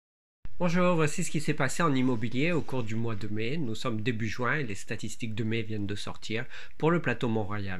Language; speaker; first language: French; native; French